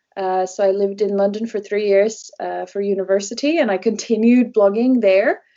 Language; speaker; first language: English; non-native, fluent; Norwegian